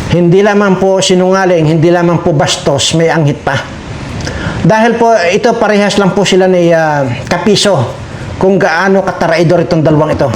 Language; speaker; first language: Filipino; native; Filipino